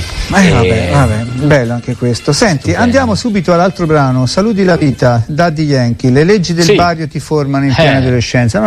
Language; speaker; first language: Italian; native; Italian